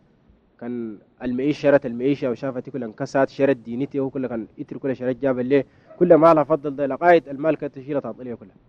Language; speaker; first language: Arabic; native; Arabic